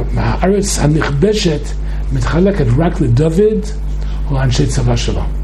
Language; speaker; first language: Hebrew; non-native, fluent; English